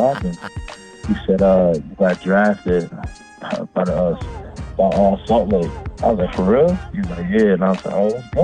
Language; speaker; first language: English; native; English